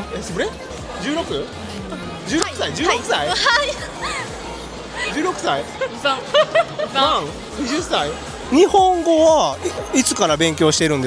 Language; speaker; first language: Japanese; native; Japanese